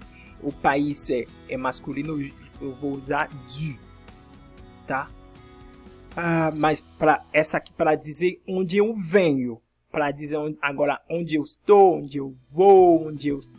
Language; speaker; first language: Portuguese; non-native, fluent; French